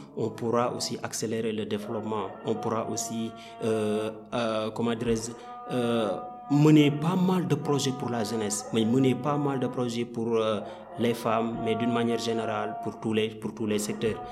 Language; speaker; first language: French; non-native, local second language; Wolof